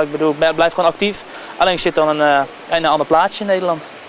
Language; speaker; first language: Dutch; native; Dutch